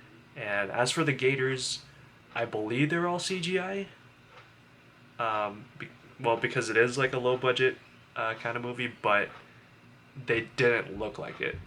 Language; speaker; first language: English; native; English